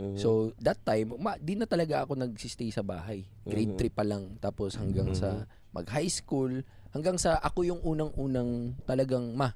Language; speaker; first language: Filipino; non-native, local second language; Cebuano